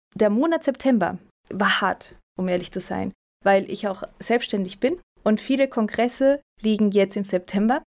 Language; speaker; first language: German; early bilingual, other home language; Spanish